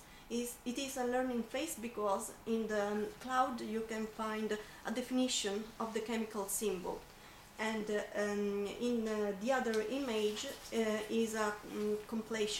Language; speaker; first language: English; non-native, fluent; Italian